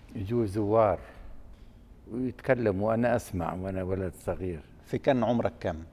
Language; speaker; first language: Arabic; native; Arabic